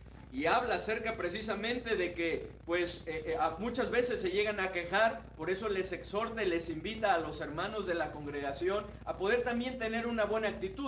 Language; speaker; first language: Spanish; native; Spanish